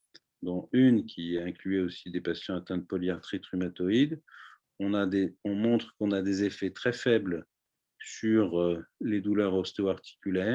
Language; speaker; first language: French; native; French